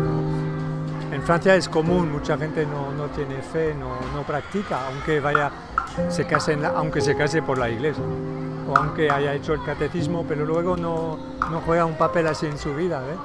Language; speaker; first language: Spanish; non-native, fluent; French